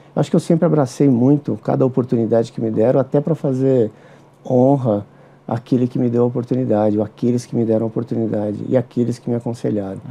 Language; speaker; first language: Portuguese; native; Portuguese